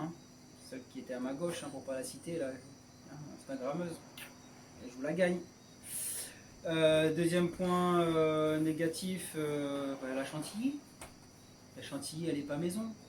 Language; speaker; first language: French; native; French